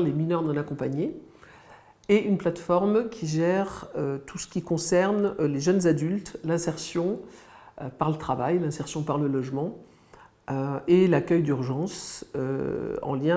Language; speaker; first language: French; native; French